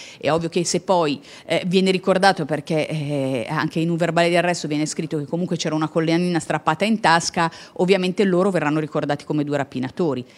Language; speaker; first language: Italian; native; Italian